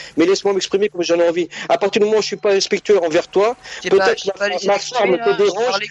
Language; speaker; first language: French; native; French